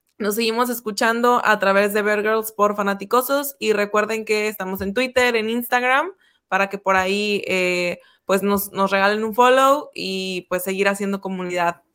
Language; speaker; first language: Spanish; native; Spanish